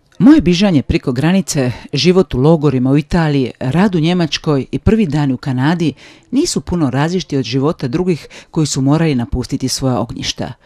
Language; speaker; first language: Croatian; native; Croatian